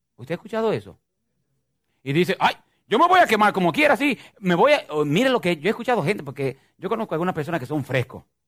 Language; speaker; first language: Spanish; native; Spanish